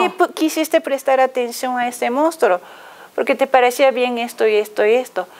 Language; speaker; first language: Spanish; non-native, fluent; Japanese